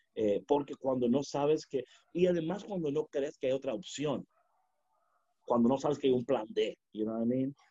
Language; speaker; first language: Spanish; early bilingual, heritage; Spanish